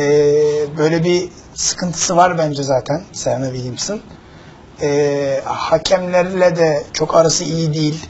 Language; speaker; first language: Turkish; native; Turkish